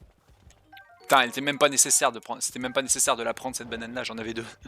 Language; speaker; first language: French; native; French